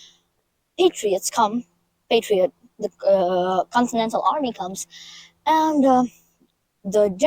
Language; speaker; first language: English; native; English